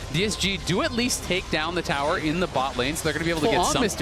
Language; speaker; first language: English; native; English